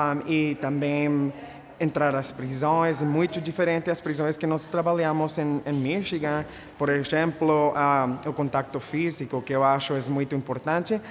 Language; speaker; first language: Portuguese; non-native, fluent; Spanish